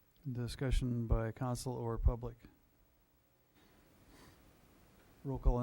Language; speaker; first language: English; native; English